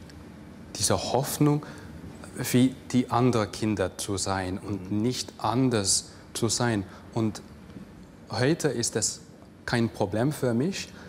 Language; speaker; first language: German; non-native, fluent; English